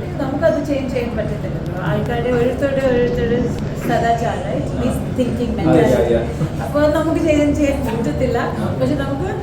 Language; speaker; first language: Malayalam; early bilingual, heritage; Malayalam